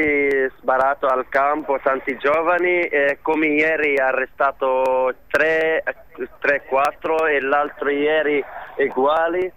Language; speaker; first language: Italian; non-native, learner; Arabic